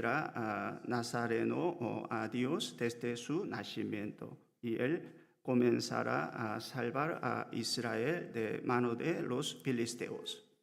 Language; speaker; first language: Spanish; non-native, learner; Korean